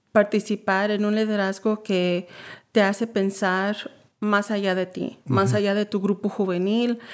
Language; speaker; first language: Spanish; early bilingual, heritage; Spanish